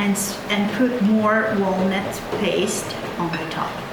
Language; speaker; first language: English; non-native, learner; Georgian